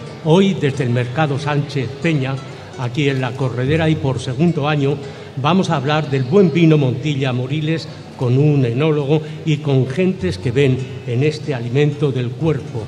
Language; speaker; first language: Spanish; native; Spanish